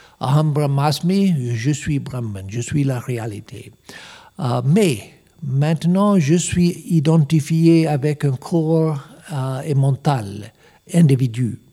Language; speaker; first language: French; non-native, learner; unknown